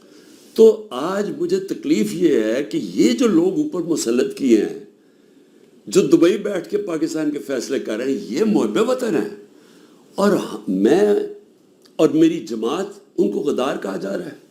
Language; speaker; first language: Urdu; native; Urdu